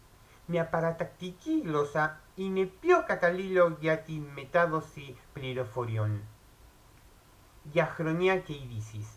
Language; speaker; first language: Greek; non-native, learner; Spanish